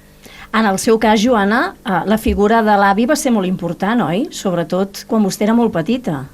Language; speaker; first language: Catalan; native; Catalan